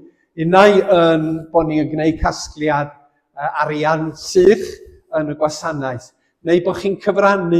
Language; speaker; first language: Welsh; native; Welsh